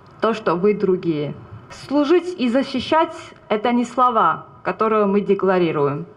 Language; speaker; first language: Russian; non-native, fluent; Georgian